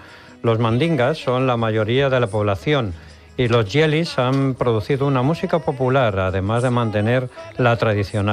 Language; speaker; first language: Spanish; native; Spanish